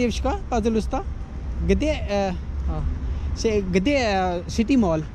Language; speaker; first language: Russian; non-native, learner; Urdu